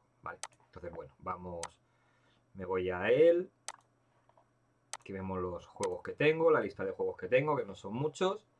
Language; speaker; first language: Spanish; native; Spanish